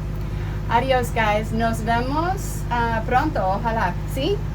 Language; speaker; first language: Spanish; non-native, learner; English